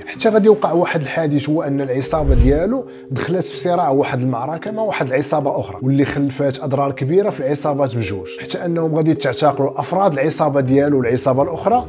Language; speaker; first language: Arabic; native; Arabic